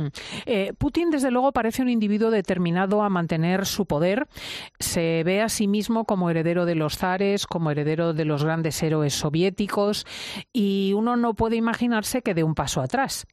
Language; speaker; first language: Spanish; native; Spanish